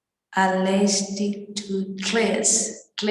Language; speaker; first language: French; non-native, learner; Portuguese